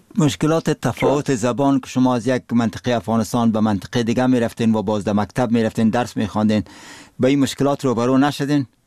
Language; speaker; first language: Persian; native; Persian